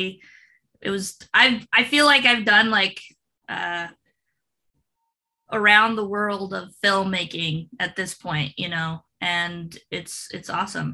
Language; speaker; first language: English; non-native, fluent; Spanish